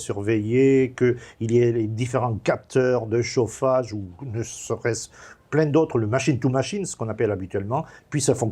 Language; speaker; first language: French; native; French